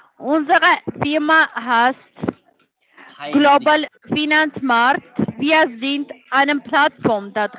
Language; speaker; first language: German; non-native, learner; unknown